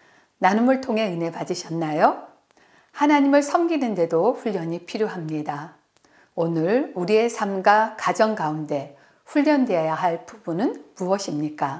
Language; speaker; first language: Korean; native; Korean